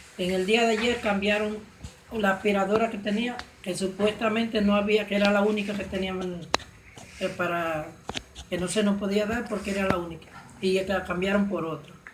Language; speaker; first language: Spanish; native; Spanish